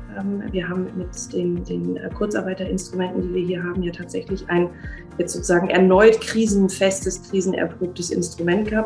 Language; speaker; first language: German; native; German